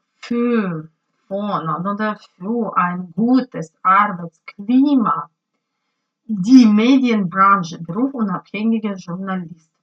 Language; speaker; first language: German; non-native, learner; Ukrainian